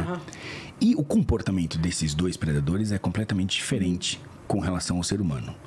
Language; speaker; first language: Portuguese; native; Portuguese